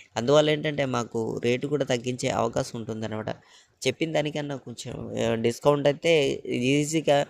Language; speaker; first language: Telugu; native; Telugu